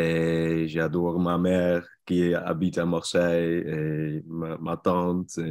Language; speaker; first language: French; non-native, learner; Dutch